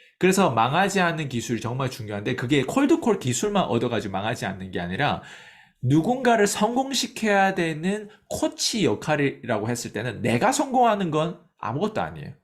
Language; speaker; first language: Korean; non-native, fluent; Chinese